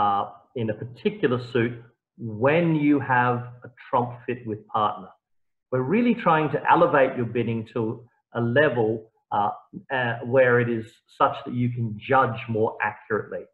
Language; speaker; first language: English; native; English